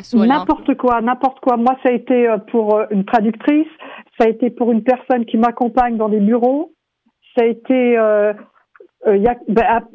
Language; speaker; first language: French; native; French